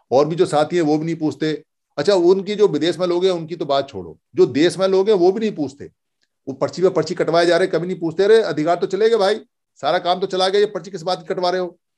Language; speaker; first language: Hindi; native; Hindi